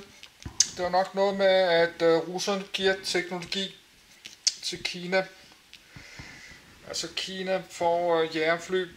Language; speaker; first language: Danish; native; Danish